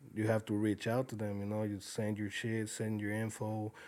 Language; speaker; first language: English; early bilingual, other home language; Spanish